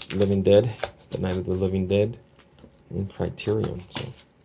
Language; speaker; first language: English; native; English